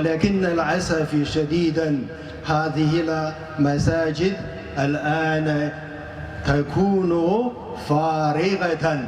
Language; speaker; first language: Arabic; non-native, fluent; Chinese